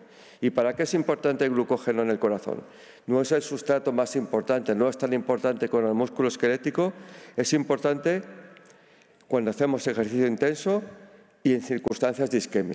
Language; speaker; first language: Spanish; native; Spanish